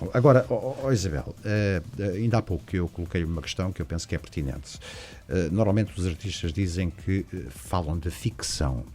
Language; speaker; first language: Portuguese; native; Portuguese